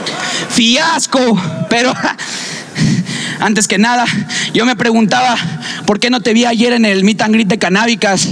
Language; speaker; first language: Spanish; native; Spanish